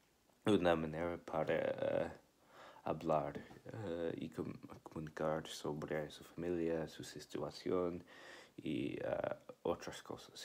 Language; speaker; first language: Spanish; non-native, learner; English